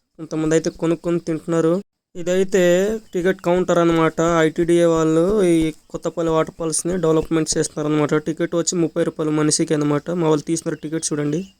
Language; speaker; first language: Telugu; native; Telugu